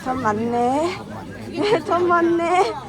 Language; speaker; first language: Korean; non-native, learner; Japanese